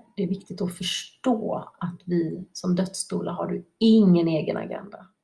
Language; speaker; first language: Swedish; native; Swedish